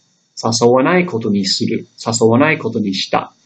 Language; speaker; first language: Japanese; non-native, fluent; English